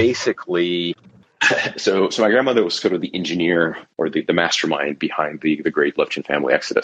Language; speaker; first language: English; non-native, fluent; Russian